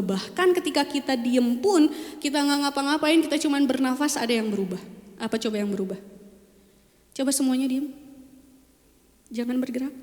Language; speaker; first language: Indonesian; native; Indonesian